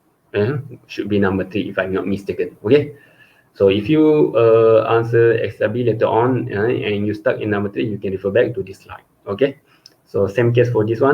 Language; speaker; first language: English; non-native, local second language; Malay